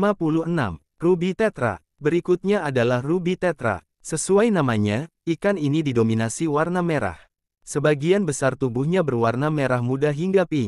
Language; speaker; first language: Indonesian; native; Indonesian